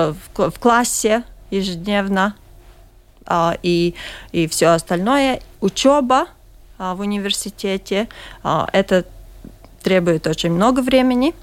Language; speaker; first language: Russian; non-native, local second language; Latvian